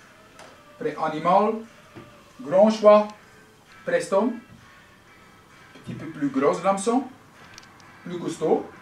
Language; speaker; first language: French; non-native, local second language; Dutch